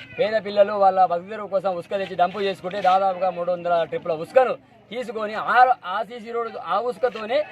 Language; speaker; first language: Telugu; native; Telugu